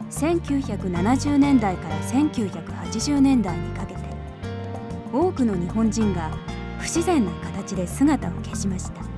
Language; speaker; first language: Japanese; native; Japanese